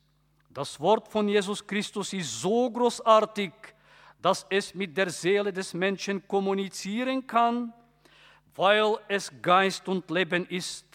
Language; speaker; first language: German; non-native, fluent; Bulgarian